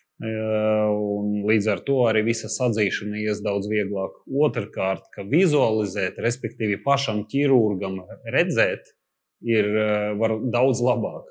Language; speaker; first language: Latvian; non-native, local second language; Russian